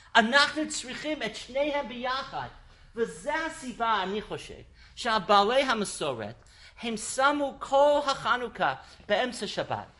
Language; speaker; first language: Hebrew; non-native, fluent; English